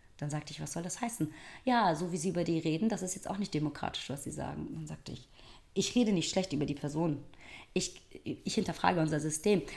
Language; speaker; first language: German; early bilingual, other home language; Persian